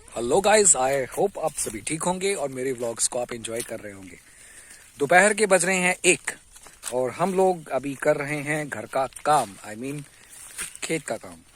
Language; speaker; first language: Hindi; non-native, local second language; Punjabi